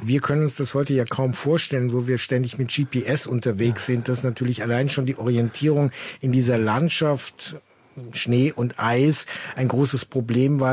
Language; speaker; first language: German; native; German